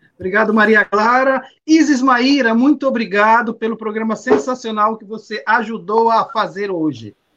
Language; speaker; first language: Portuguese; native; Portuguese